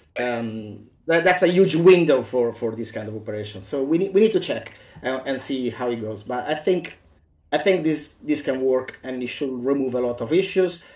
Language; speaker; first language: English; non-native, fluent; Italian